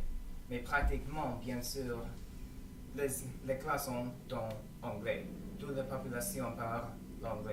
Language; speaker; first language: French; non-native, learner; English